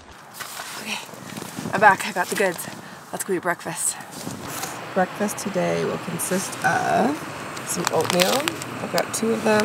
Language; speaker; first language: English; native; English